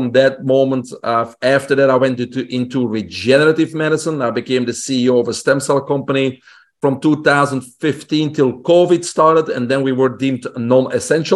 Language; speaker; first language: English; non-native, fluent; Dutch